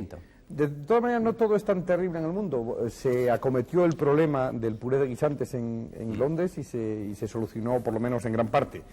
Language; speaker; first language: Spanish; native; Spanish